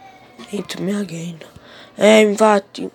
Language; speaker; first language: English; non-native, learner; Italian